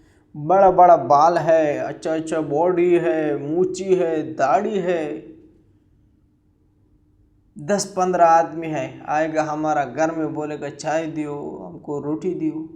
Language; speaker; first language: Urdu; non-native, local second language; Pashto